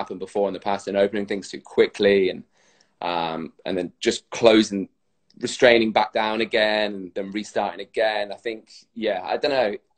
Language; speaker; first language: English; native; English